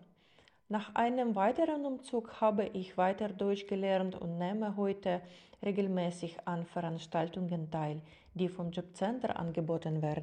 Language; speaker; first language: German; non-native, fluent; Ukrainian